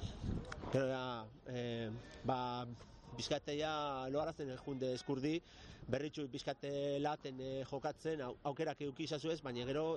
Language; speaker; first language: Basque; native; Basque